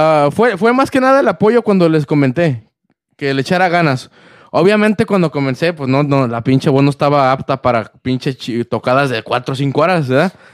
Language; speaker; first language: Spanish; early bilingual, other home language; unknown